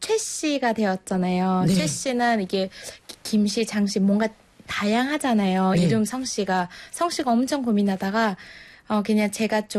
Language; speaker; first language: Korean; non-native, fluent; Mongolian